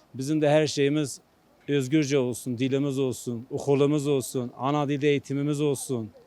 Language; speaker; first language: Turkish; non-native, local second language; Kurdish